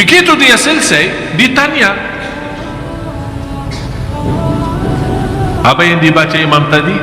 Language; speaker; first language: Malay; non-native, fluent; Arabic